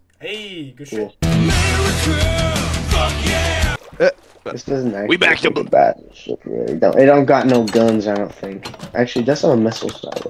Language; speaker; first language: English; native; English